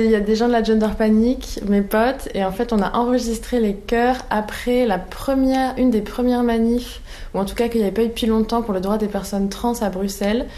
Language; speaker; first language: French; native; French